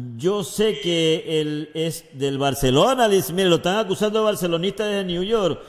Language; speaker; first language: Spanish; native; Spanish